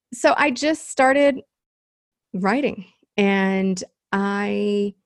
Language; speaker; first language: English; native; English